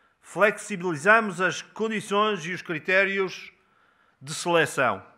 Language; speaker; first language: Portuguese; native; Portuguese